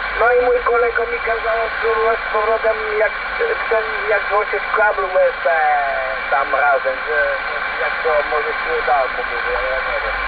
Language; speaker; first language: Polish; non-native, learner; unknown